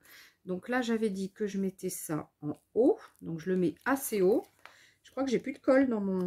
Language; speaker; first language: French; native; French